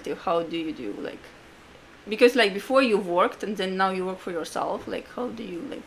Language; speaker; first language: English; non-native, fluent; Latvian